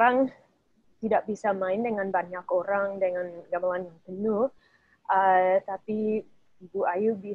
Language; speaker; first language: Indonesian; non-native, fluent; English